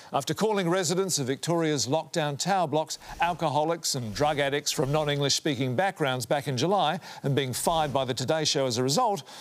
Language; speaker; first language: English; native; English